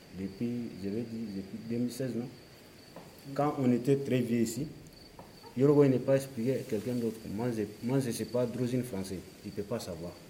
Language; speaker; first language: French; non-native, learner; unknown